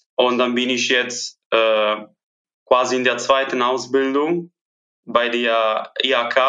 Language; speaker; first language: German; non-native, fluent; Italian